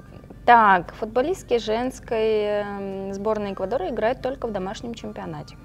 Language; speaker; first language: Russian; native; Russian